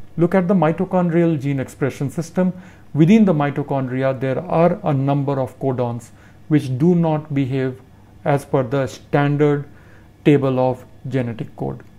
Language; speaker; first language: English; non-native, local second language; Hindi